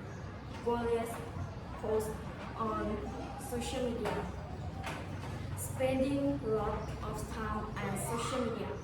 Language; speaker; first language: English; non-native, learner; Thai